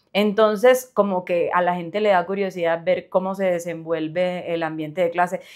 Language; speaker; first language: Spanish; native; Spanish